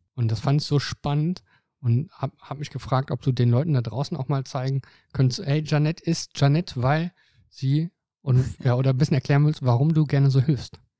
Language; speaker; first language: German; native; German